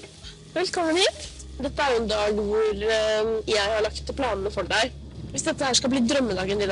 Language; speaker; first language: Norwegian; native; Norwegian